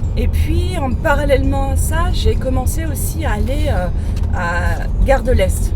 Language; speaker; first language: French; early bilingual, other home language; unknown